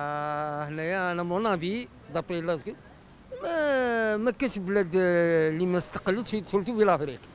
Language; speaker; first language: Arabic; native; Arabic